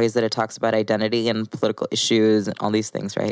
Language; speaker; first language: English; native; English